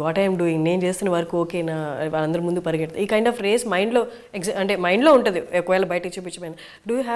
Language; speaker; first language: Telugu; native; Telugu